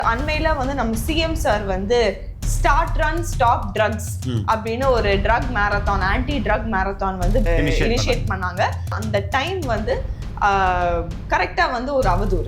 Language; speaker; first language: Tamil; native; Tamil